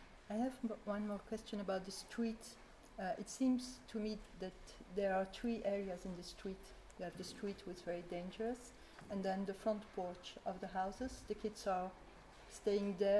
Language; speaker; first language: English; non-native, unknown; French